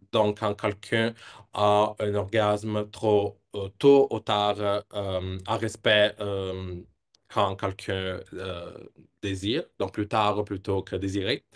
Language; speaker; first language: French; non-native, fluent; Italian